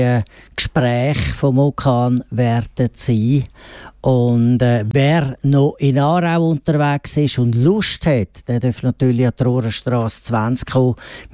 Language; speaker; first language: German; native; German